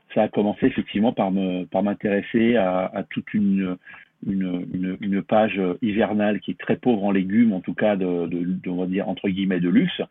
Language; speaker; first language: French; native; French